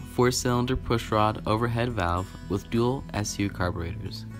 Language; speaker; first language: English; native; English